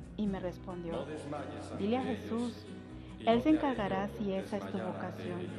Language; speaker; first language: Spanish; non-native, local second language; Kʼicheʼ